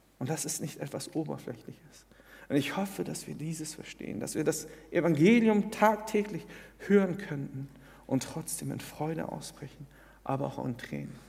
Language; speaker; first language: German; early bilingual, other home language; Korean